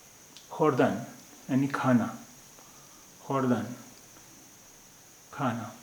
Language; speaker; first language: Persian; non-native, fluent; Urdu